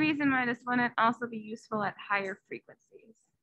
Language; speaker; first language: English; native; English